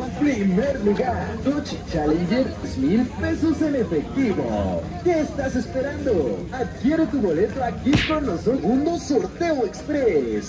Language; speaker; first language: Spanish; native; Spanish